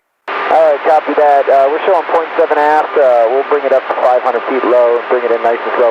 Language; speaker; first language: English; native; English